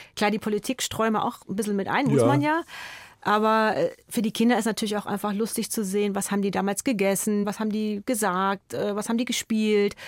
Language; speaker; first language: German; native; German